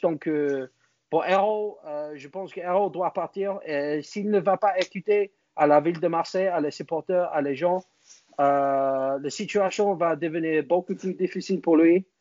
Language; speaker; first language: French; non-native, learner; English